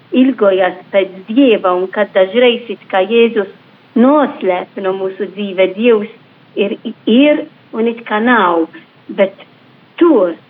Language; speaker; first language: Latvian; non-native, fluent; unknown